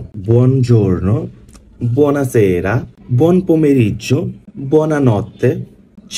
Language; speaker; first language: Italian; non-native, fluent; Bangla